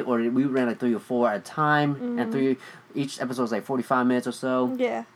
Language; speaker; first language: English; early bilingual, other home language; Vietnamese